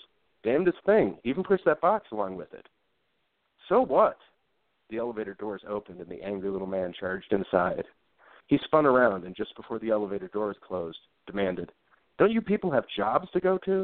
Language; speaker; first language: English; native; English